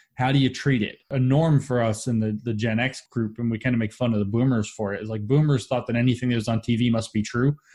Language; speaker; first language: English; native; English